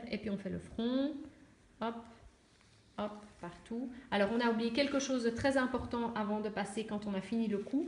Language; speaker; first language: French; native; French